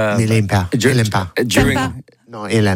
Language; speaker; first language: French; non-native, learner; English